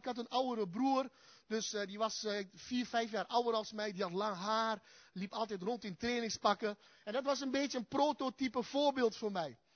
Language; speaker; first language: Dutch; early bilingual, other home language; Turkish